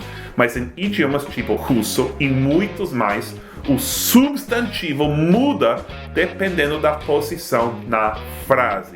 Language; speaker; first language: Portuguese; non-native, fluent; English